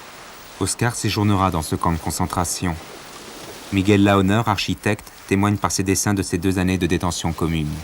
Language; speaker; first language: French; native; French